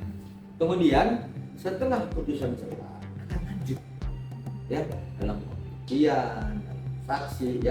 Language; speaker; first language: Indonesian; native; Indonesian